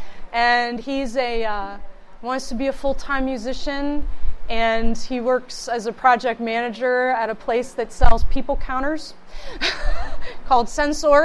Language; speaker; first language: English; native; English